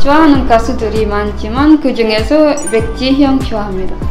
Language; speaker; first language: Korean; non-native, fluent; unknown